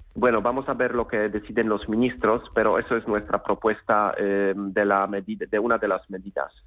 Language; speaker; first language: Spanish; non-native, fluent; Polish